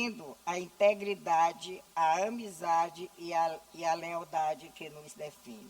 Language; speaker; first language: Portuguese; native; Portuguese